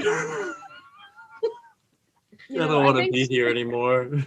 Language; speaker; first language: English; native; English